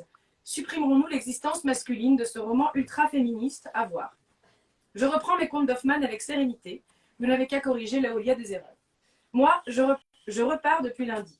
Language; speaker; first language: French; native; French